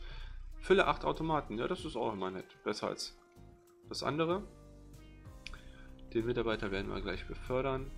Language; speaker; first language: German; native; German